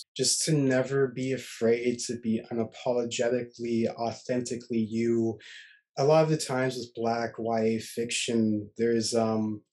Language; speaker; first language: English; native; English